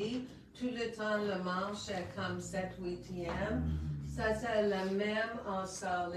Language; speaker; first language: French; non-native, local second language; English